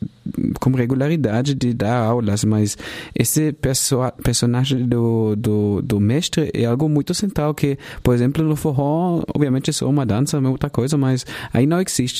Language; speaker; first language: Portuguese; non-native, fluent; German